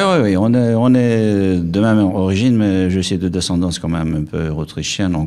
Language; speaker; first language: French; non-native, fluent; Romanian